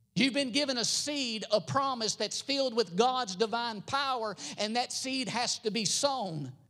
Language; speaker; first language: English; native; English